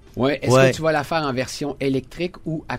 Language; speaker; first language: French; native; French